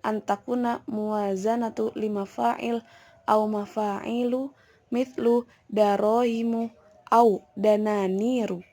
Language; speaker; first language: Arabic; non-native, learner; Indonesian